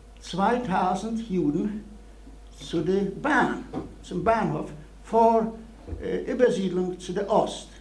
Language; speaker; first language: German; non-native, learner; Polish